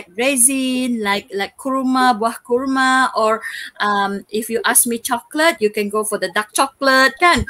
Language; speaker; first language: English; non-native, local second language; Malay